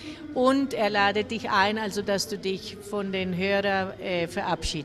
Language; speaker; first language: German; non-native, fluent; Spanish